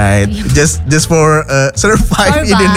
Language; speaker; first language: English; non-native, fluent; Indonesian